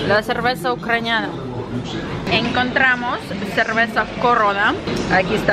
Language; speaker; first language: Spanish; non-native, fluent; Ukrainian